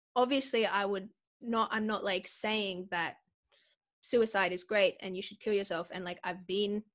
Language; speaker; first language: English; native; English